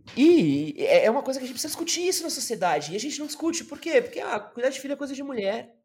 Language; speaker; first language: Portuguese; native; Portuguese